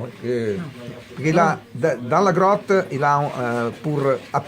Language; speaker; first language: French; non-native, fluent; Italian